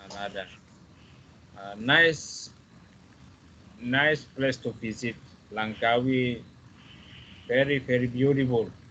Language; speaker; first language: English; non-native, fluent; Malay